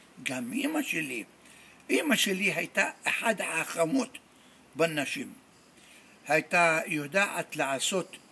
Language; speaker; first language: Hebrew; non-native, fluent; Arabic